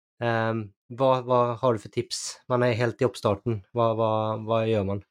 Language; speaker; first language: Norwegian; native; Norwegian